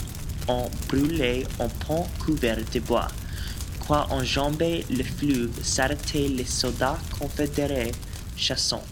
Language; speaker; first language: French; non-native, learner; English